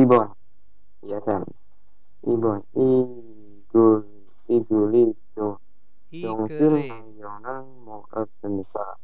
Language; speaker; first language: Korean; non-native, learner; Indonesian